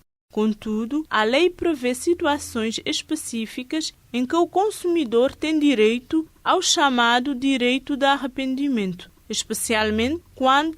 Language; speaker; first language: Portuguese; non-native, local second language; Kabuverdianu